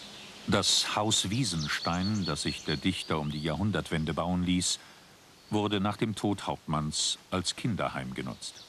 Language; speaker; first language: German; native; German